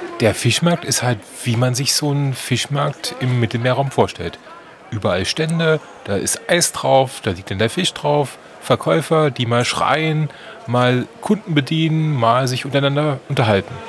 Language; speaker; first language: German; native; German